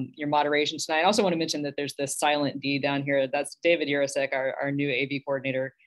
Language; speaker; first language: English; native; English